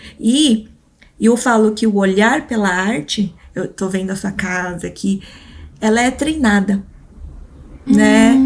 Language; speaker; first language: Portuguese; early bilingual, other home language; Korean